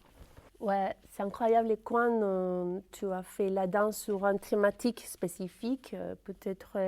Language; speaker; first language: French; non-native, fluent; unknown